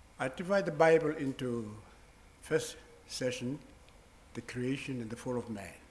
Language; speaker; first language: English; non-native, local second language; Southern Sotho